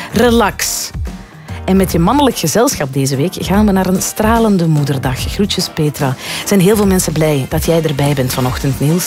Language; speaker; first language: Dutch; native; Dutch